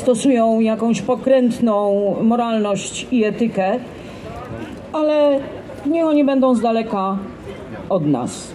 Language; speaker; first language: Polish; native; Polish